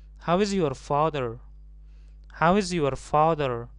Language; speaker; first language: English; non-native, fluent; Persian